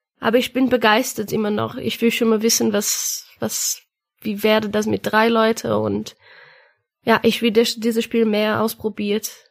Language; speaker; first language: German; non-native, learner; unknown